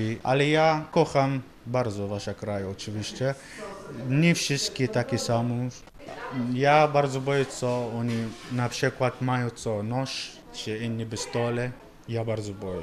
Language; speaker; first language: Polish; non-native, learner; Arabic